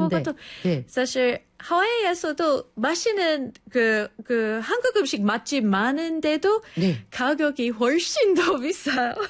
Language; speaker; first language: Korean; non-native, fluent; English